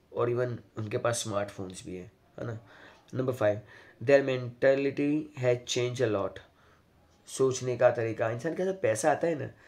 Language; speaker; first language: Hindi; non-native, local second language; Gujarati